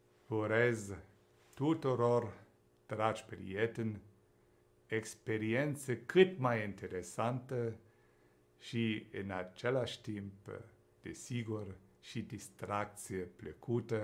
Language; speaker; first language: Romanian; non-native, fluent; German